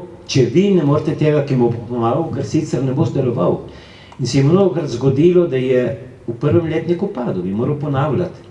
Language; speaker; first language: Slovenian; early bilingual, heritage; Slovenian